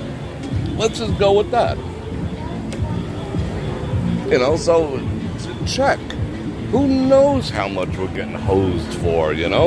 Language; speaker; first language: English; native; English